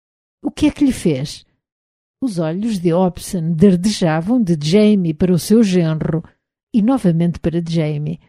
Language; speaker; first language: Portuguese; native; Portuguese